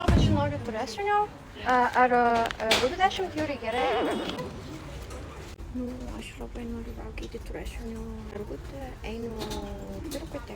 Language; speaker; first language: Lithuanian; non-native, learner; Japanese